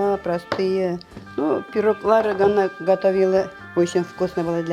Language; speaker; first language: Russian; non-native, local second language; Tatar